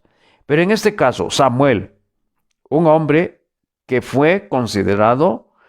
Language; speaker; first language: Spanish; native; Spanish